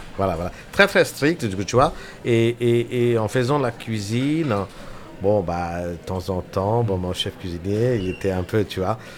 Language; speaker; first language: French; non-native, fluent; Hindi